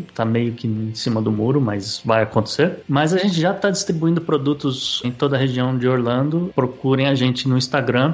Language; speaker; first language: Portuguese; native; Portuguese